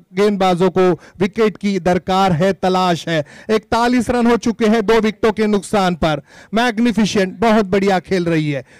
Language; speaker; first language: Hindi; non-native, local second language; Marathi